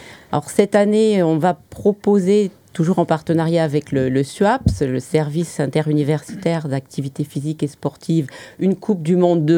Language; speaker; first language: French; native; French